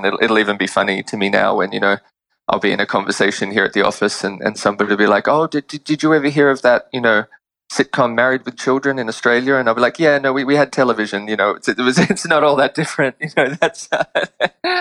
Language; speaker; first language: English; native; English